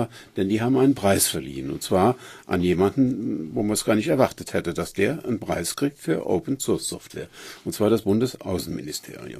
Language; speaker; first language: German; native; German